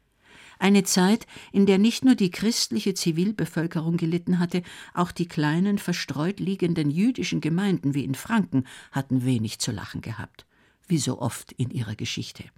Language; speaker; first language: German; native; German